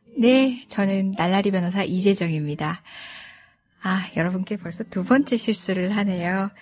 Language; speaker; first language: Korean; native; Korean